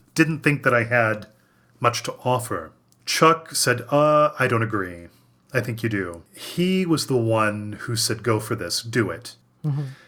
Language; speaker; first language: English; native; English